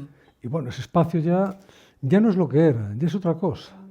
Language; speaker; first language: Spanish; native; Spanish